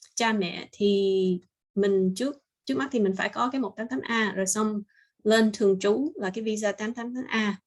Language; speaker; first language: Vietnamese; early bilingual, heritage; Vietnamese